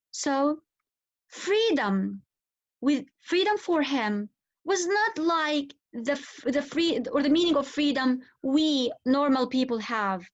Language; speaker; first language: English; non-native, fluent; Arabic